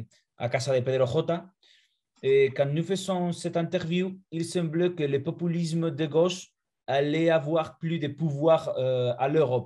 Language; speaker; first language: French; non-native, fluent; Spanish